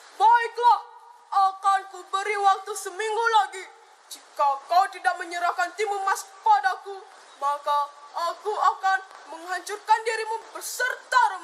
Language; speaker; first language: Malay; non-native, local second language; Balinese